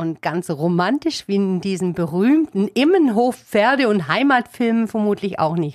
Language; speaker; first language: German; native; German